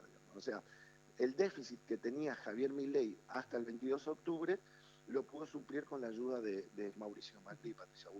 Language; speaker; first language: Spanish; native; Spanish